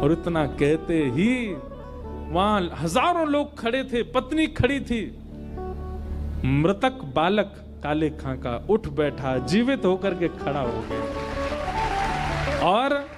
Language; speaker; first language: Hindi; native; Hindi